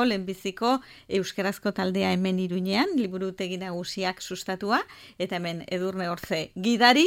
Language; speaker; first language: Basque; native; Basque